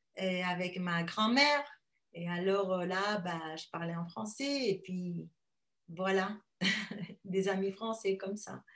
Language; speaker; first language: French; non-native, fluent; Spanish